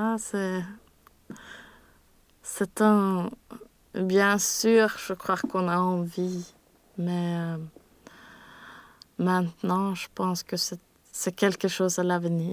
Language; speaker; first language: French; non-native, learner; Swedish